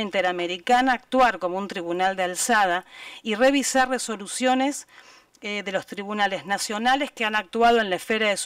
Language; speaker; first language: Spanish; native; Spanish